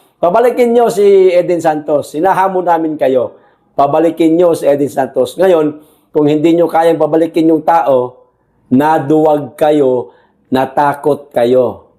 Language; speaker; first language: Filipino; non-native, local second language; Cebuano